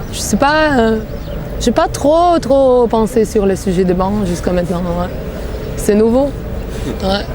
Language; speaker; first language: French; non-native, fluent; Bulgarian